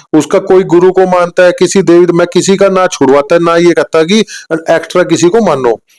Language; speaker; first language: Hindi; native; Hindi